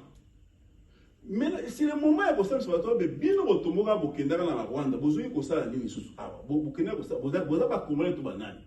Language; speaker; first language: French; non-native, local second language; Lingala